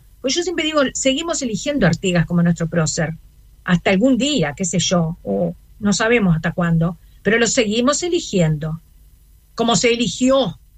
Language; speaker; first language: Spanish; native; Spanish